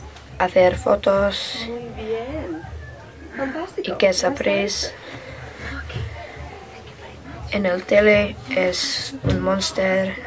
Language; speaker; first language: Spanish; non-native, learner; English